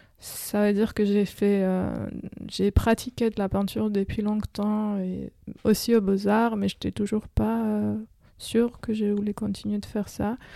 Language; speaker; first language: French; non-native, fluent; Georgian